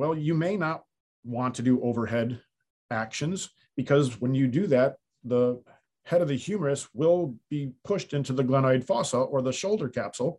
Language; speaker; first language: English; native; English